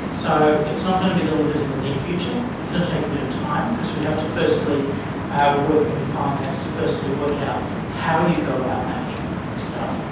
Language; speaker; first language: English; native; English